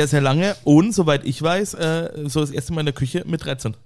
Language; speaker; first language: German; native; German